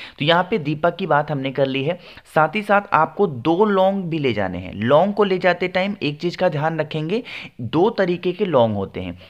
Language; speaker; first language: Hindi; native; Hindi